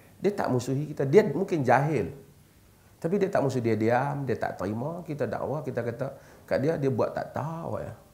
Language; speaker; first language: Malay; native; Malay